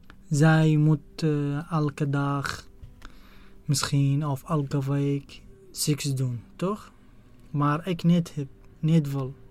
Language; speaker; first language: Dutch; non-native, learner; Arabic